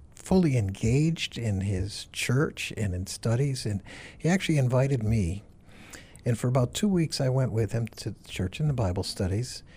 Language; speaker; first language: English; native; English